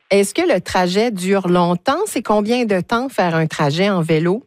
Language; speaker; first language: French; native; French